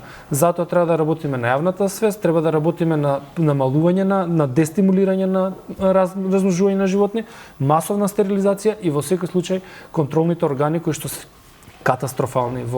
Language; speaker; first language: Macedonian; native; Macedonian